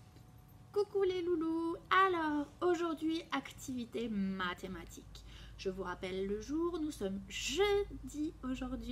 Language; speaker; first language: French; native; French